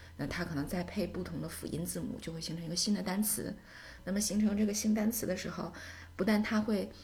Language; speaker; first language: Chinese; native; Chinese